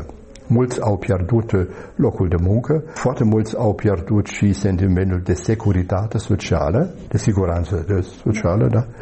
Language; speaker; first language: Romanian; non-native, fluent; German